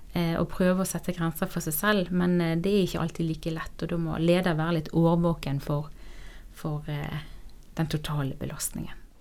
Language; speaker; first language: Norwegian; native; Norwegian